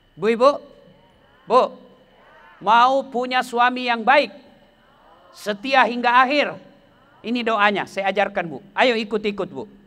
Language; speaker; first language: Indonesian; non-native, local second language; Buginese